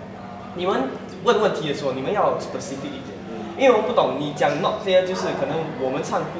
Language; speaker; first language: Chinese; native; Chinese